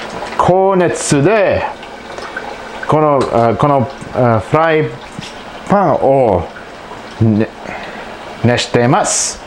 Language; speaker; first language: Japanese; non-native, learner; English